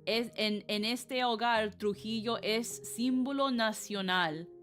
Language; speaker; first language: Spanish; early bilingual, heritage; Spanish